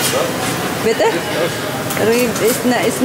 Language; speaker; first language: German; non-native, learner; Filipino